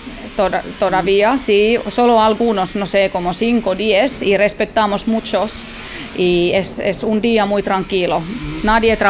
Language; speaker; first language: Spanish; non-native, learner; Finnish